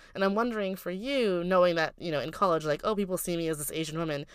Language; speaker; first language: English; early bilingual, other home language; Filipino